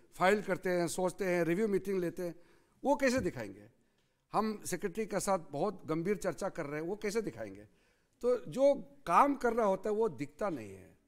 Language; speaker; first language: Hindi; non-native, local second language; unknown